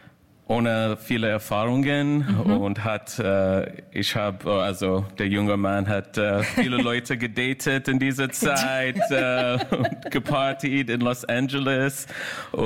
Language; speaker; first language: German; non-native, learner; English